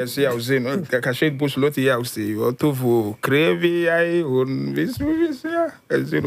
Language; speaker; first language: Latvian; non-native, learner; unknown